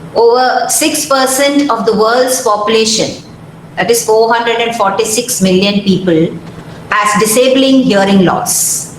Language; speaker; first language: English; non-native, local second language; Malayalam